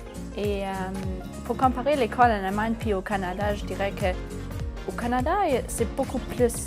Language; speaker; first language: French; non-native, fluent; German